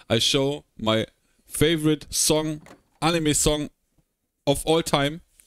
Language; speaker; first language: English; non-native, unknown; German